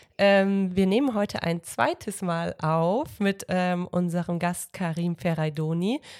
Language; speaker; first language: German; native; German